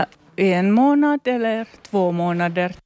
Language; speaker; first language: Swedish; non-native, local second language; Finnish